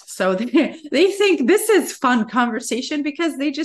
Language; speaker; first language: English; non-native, fluent; Arabic